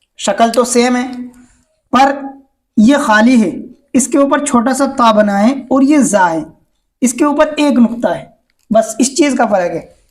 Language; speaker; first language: Hindi; native; Hindi